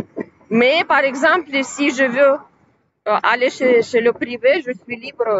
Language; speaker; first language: French; non-native, fluent; Russian